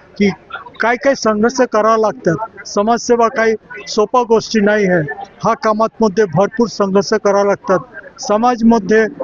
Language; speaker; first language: Marathi; non-native, local second language; Bangla